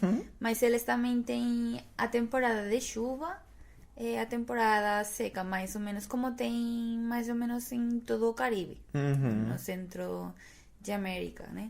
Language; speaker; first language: Portuguese; non-native, fluent; Spanish